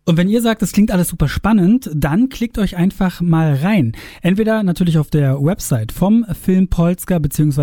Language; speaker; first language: German; native; German